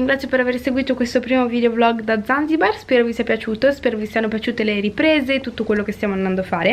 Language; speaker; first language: Italian; native; Italian